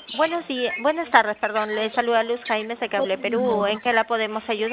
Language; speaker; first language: Spanish; native; Spanish